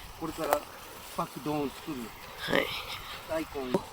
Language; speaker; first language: Japanese; non-native, learner; Thai